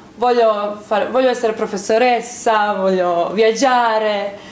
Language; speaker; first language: Italian; non-native, fluent; Bosnian